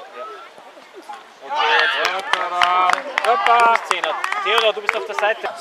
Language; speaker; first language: German; native; German